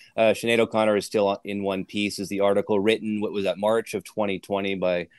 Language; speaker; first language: English; native; English